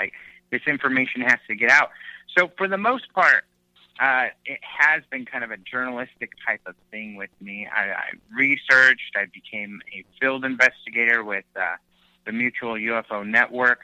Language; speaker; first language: English; native; English